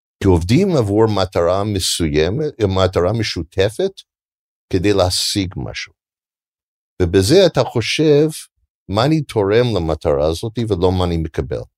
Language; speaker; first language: Hebrew; non-native, fluent; English